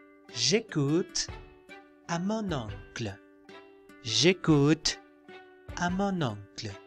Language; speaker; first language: French; non-native, learner; Spanish